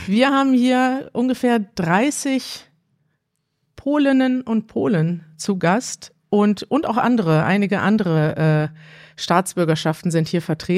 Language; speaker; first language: German; native; German